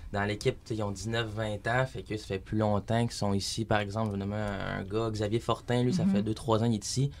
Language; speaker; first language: French; native; French